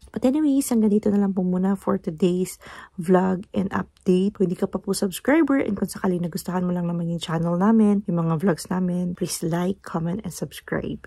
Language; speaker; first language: Filipino; native; Filipino